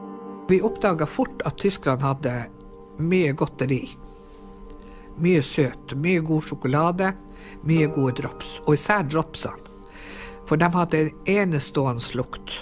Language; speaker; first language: Norwegian; native; Norwegian